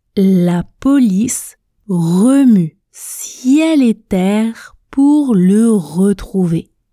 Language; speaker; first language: French; native; French